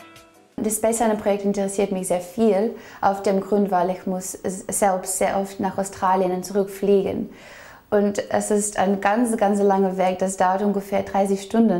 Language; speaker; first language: German; non-native, fluent; English